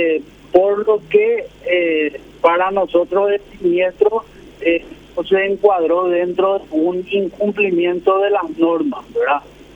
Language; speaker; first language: Spanish; native; Spanish